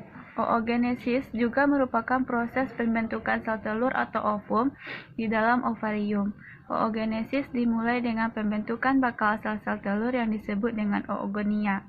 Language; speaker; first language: Indonesian; native; Indonesian